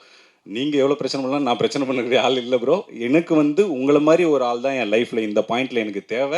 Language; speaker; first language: Tamil; native; Tamil